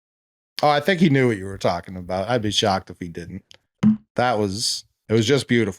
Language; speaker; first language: English; native; English